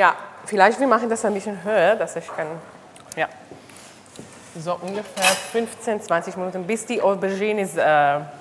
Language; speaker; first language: German; non-native, learner; Hebrew